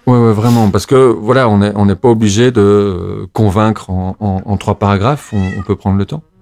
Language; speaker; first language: French; native; French